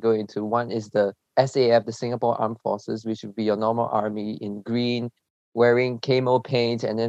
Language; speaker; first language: English; early bilingual, other home language; Chinese